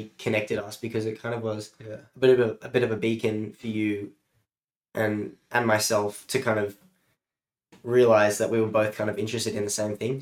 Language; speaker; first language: English; native; English